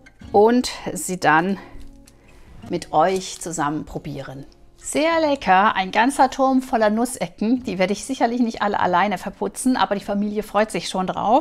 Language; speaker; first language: German; native; German